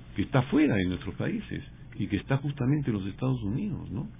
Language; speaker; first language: Spanish; native; Spanish